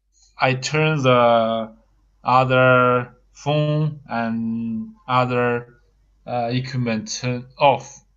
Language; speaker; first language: English; non-native, learner; Chinese